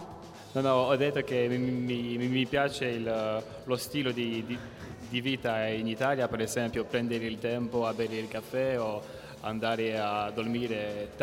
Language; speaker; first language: Italian; non-native, learner; French